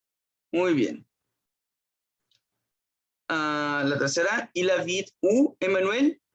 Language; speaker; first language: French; non-native, fluent; Spanish